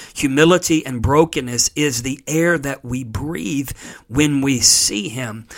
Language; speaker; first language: English; native; English